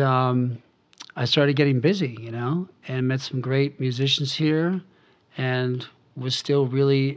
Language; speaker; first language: English; native; English